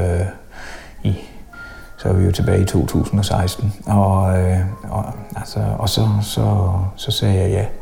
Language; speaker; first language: Danish; native; Danish